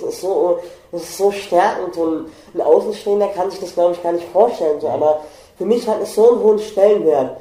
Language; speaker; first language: German; native; German